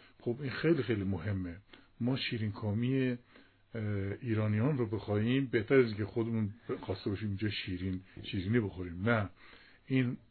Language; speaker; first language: Persian; native; Persian